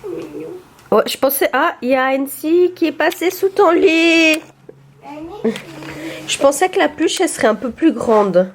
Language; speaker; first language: French; native; French